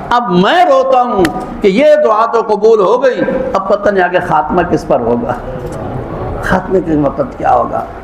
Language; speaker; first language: Urdu; non-native, local second language; Punjabi